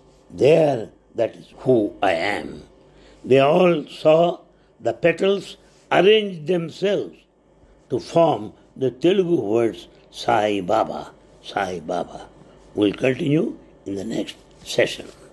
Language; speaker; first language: English; non-native, local second language; Telugu